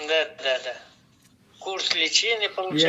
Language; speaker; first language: Russian; non-native, local second language; Kazakh